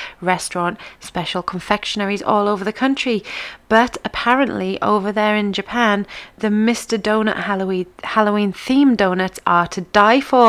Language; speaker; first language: English; native; English